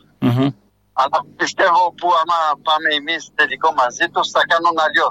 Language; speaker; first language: Greek; non-native, fluent; French